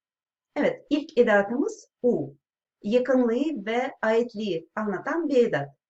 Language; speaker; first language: Turkish; non-native, fluent; Russian